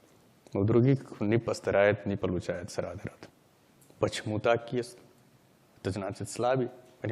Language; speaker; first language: Russian; non-native, learner; Hindi